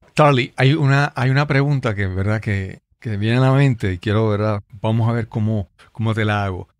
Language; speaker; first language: Spanish; native; Spanish